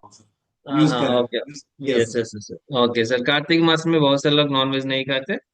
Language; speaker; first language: Hindi; non-native, local second language; Telugu